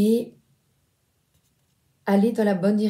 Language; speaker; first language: French; native; French